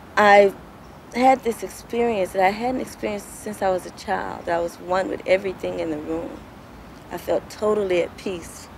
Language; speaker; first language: English; native; English